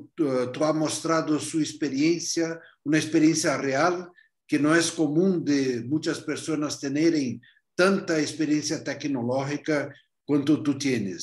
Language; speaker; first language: Spanish; non-native, fluent; Portuguese